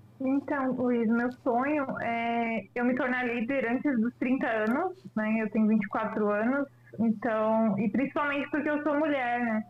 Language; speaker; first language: Portuguese; native; Portuguese